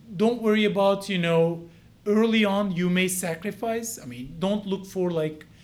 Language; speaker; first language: English; non-native, fluent; Turkish